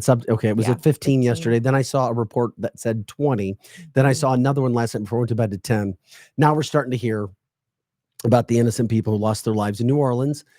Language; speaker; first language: English; native; English